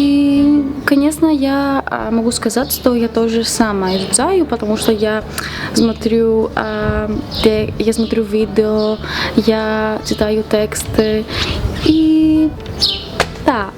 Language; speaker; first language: Russian; non-native, fluent; Greek